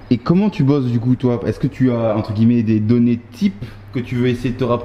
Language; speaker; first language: French; native; French